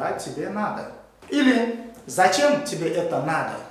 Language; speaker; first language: Russian; non-native, local second language; Uzbek